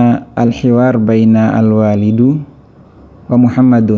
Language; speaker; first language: Arabic; non-native, fluent; Indonesian